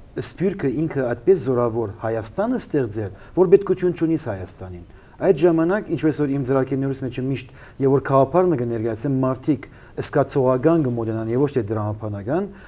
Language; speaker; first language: Armenian; early bilingual, heritage; Armenian